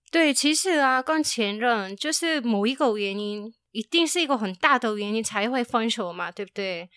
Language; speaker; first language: Chinese; non-native, fluent; Korean